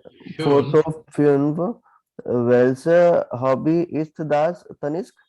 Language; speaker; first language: German; non-native, learner; Hindi